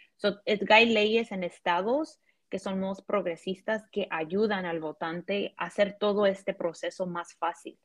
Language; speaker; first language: Spanish; early bilingual, heritage; Spanish